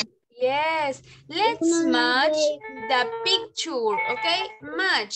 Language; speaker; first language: English; non-native, learner; Spanish